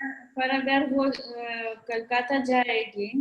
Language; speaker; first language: Hindi; non-native, fluent; Russian